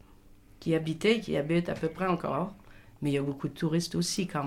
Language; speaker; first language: French; native; French